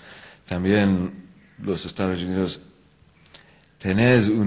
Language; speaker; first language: Spanish; non-native, fluent; English